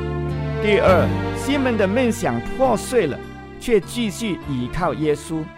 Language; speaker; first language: Chinese; native; Chinese